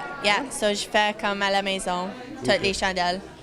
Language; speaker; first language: French; non-native, learner; English